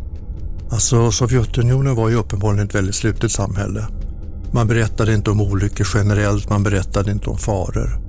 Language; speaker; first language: Swedish; native; Swedish